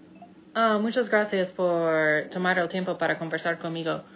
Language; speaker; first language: Spanish; non-native, fluent; English